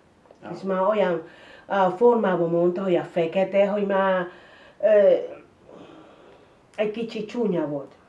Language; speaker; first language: Hungarian; non-native, learner; Spanish